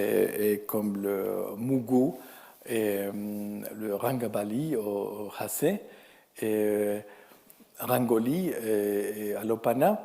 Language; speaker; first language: French; non-native, fluent; Spanish